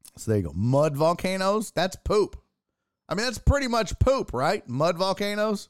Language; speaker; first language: English; early bilingual, other home language; German